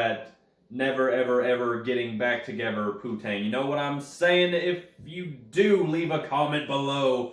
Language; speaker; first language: English; native; English